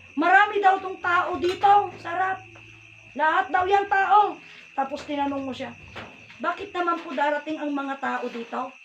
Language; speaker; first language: Filipino; non-native, local second language; Iloko